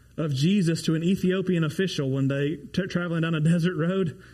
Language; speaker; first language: English; native; English